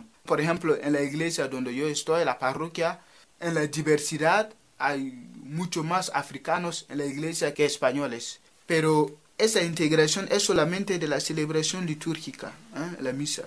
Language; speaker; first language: Spanish; non-native, fluent; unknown